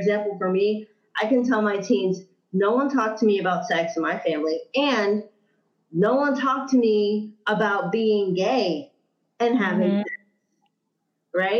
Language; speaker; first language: English; native; English